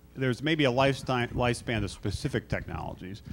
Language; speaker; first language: English; native; English